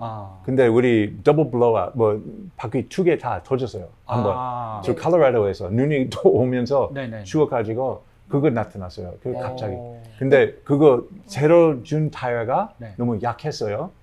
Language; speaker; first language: Korean; non-native, learner; English